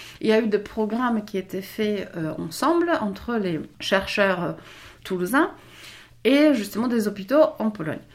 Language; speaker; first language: French; non-native, fluent; Polish